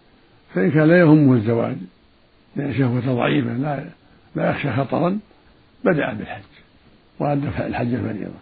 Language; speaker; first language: Arabic; native; Arabic